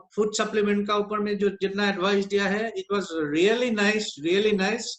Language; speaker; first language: Hindi; non-native, local second language; Assamese